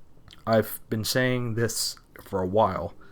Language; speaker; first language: English; native; English